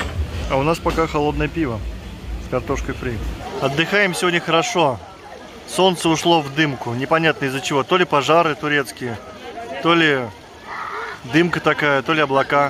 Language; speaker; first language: Russian; native; Russian